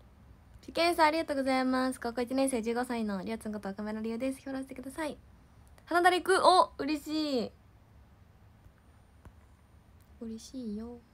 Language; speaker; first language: Japanese; native; Japanese